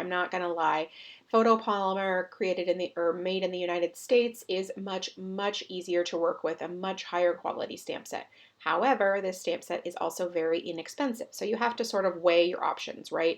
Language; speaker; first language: English; native; English